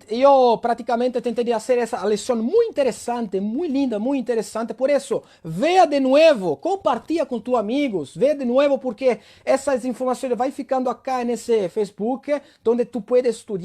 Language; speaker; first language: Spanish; non-native, learner; Italian